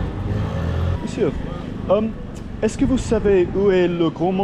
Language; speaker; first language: French; non-native, learner; English